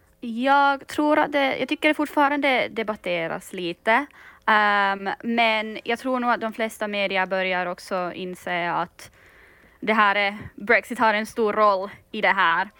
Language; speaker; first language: Swedish; native; Swedish